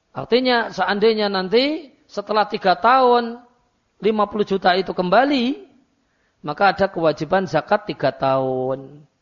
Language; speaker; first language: Indonesian; non-native, local second language; Javanese